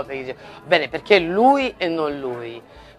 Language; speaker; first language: Italian; native; Italian